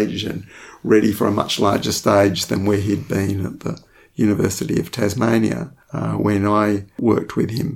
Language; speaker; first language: English; native; English